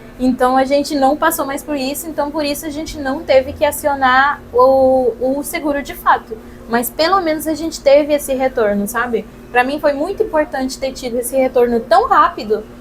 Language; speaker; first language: Portuguese; non-native, local second language; Kabuverdianu